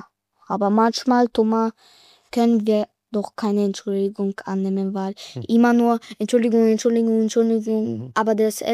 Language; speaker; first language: German; early bilingual, other home language; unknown